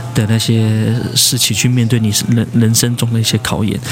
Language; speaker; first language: Chinese; native; Chinese